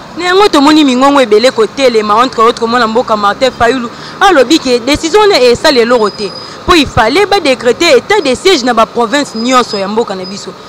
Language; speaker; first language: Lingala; native; Lingala